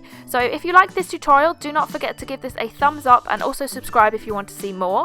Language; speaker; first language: English; native; English